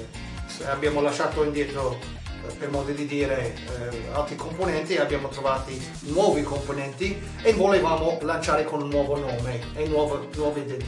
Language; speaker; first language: Italian; non-native, fluent; English